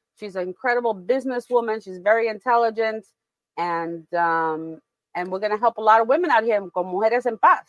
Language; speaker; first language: English; early bilingual, other home language; Spanish